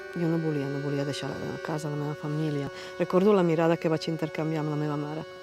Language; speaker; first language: Catalan; non-native, fluent; Bosnian